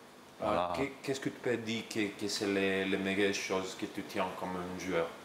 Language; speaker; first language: French; non-native, learner; Greek